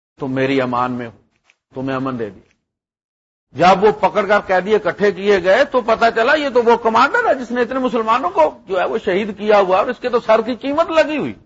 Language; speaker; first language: Urdu; non-native, local second language; Punjabi